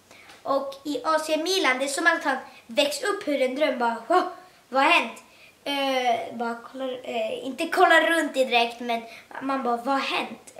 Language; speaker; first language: Swedish; early bilingual, other home language; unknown